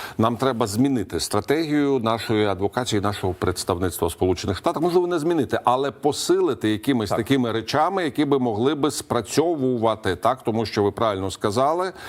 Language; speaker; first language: Ukrainian; native; Ukrainian